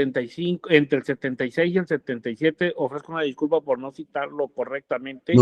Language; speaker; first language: Spanish; native; Spanish